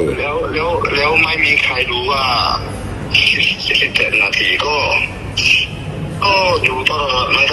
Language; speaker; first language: Thai; non-native, learner; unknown